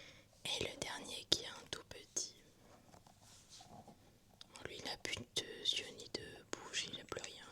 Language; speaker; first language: French; native; French